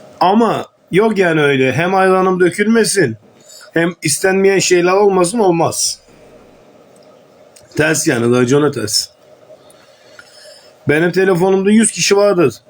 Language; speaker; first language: Turkish; native; Turkish